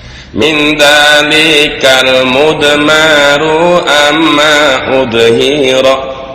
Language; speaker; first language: Arabic; non-native, fluent; Sundanese